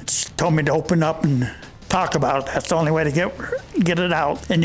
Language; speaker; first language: English; native; English